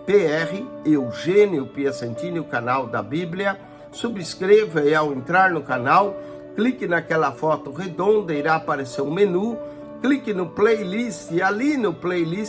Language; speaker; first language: Portuguese; native; Portuguese